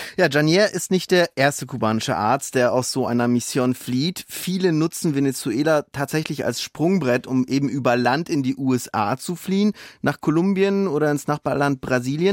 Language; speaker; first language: German; native; German